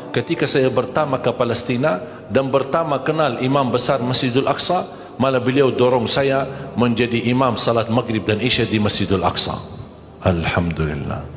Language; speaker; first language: Malay; non-native, fluent; Arabic